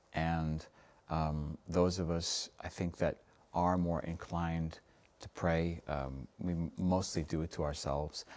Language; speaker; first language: English; native; English